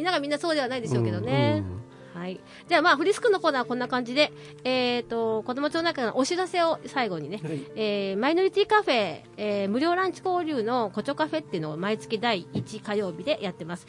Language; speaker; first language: Japanese; native; Japanese